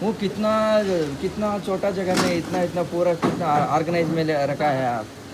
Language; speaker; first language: Hindi; non-native, learner; Kannada